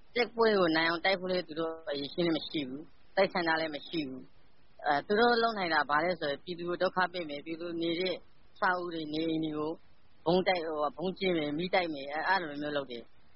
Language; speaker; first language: Burmese; native; Burmese